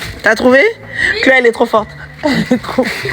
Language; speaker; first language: French; native; French